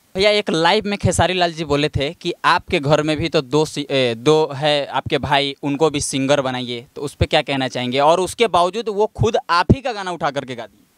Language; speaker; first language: Hindi; non-native, local second language; Bhojpuri